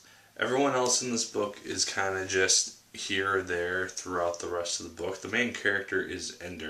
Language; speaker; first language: English; native; English